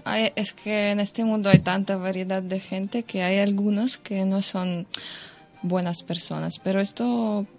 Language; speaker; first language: Spanish; non-native, fluent; Russian